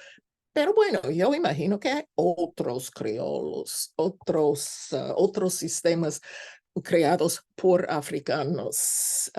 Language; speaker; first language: Spanish; non-native, fluent; English